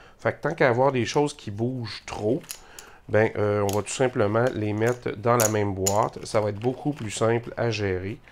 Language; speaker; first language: French; native; French